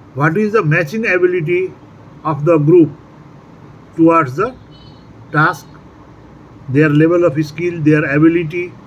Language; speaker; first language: English; non-native, local second language; Nepali